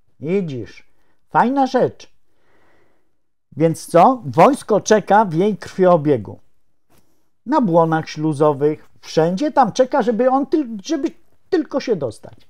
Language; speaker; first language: Polish; native; Polish